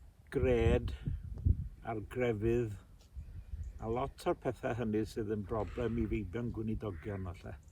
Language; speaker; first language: Welsh; native; Welsh